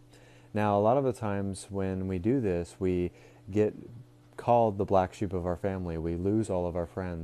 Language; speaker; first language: English; native; English